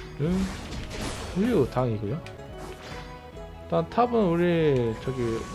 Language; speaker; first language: Korean; native; Korean